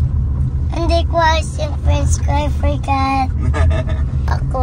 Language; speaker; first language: Filipino; early bilingual, heritage; Filipino